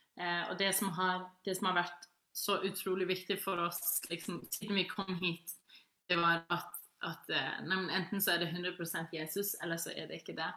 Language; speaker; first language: Norwegian; non-native, fluent; Faroese